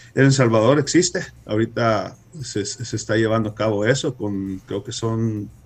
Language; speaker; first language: Spanish; early bilingual, heritage; Spanish